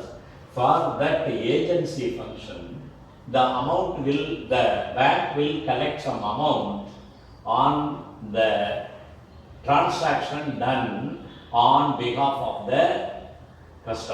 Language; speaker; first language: English; non-native, local second language; Tamil